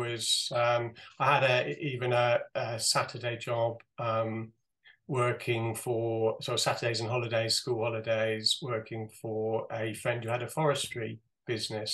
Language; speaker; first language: English; native; English